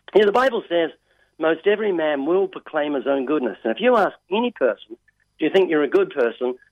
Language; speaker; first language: English; native; English